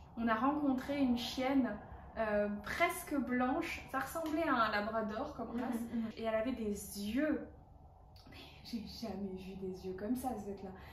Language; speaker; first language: French; native; French